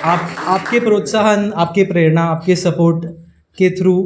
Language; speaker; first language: Hindi; non-native, local second language; Marathi